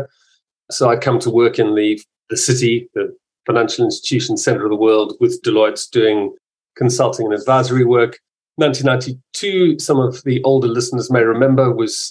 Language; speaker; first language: English; native; English